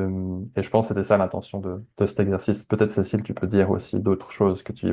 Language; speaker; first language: French; native; French